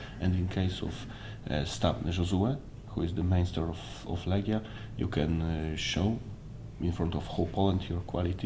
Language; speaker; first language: English; non-native, learner; Polish